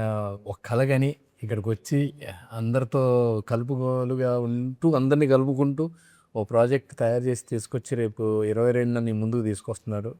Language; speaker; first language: Telugu; native; Telugu